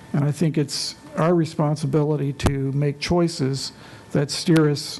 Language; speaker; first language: English; native; English